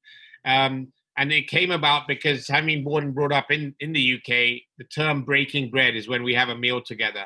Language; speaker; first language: English; native; English